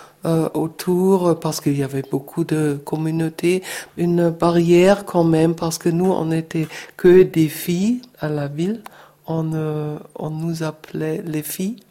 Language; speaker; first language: French; non-native, fluent; German